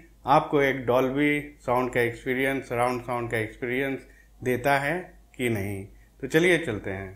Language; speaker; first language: Hindi; native; Hindi